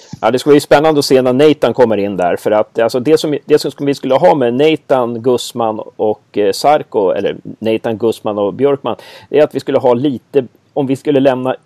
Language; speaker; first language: Swedish; native; Swedish